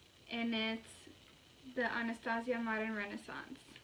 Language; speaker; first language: English; early bilingual, other home language; Spanish